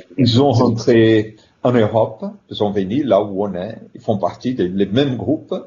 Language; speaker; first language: French; non-native, fluent; Portuguese